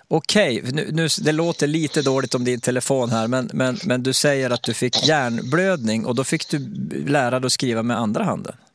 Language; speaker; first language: Swedish; native; Swedish